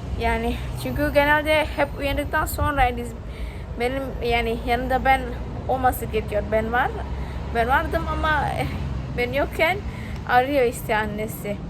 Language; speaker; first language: Turkish; non-native, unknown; Indonesian